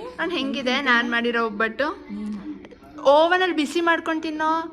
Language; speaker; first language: Kannada; native; Kannada